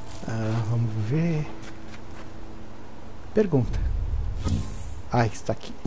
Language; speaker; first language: Portuguese; native; Portuguese